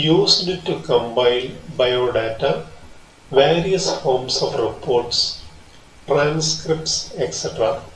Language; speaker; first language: English; non-native, local second language; Malayalam